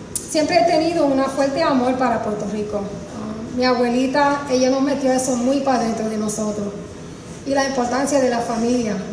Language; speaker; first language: Spanish; early bilingual, heritage; Spanish